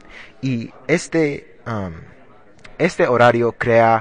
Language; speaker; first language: Spanish; non-native, learner; English